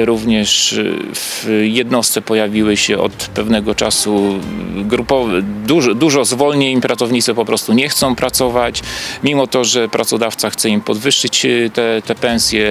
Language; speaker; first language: Polish; native; Polish